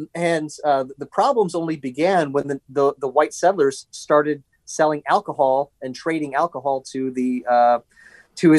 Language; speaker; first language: English; native; English